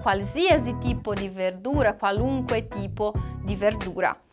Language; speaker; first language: Italian; non-native, fluent; Portuguese